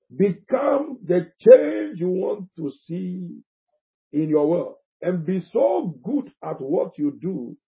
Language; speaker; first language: English; non-native, local second language; Akan